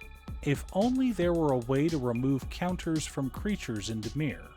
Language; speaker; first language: English; native; English